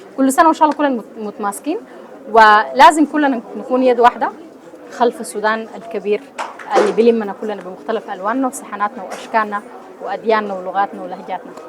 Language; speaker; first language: Arabic; native; Arabic